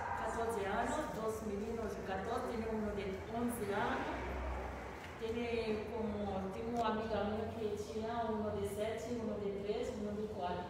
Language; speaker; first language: Portuguese; non-native, learner; Spanish